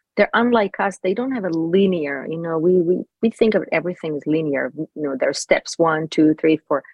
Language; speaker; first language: English; non-native, fluent; Hebrew